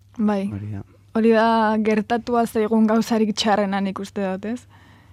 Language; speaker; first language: Basque; native; Basque